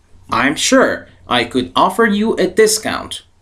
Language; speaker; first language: English; non-native, fluent; Persian